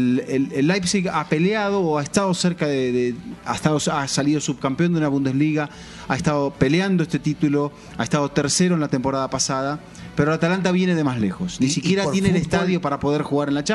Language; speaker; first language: Spanish; native; Spanish